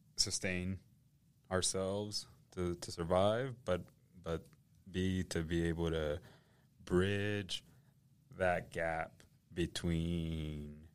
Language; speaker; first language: English; native; English